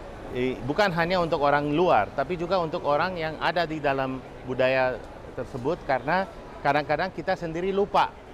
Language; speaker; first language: Indonesian; non-native, fluent; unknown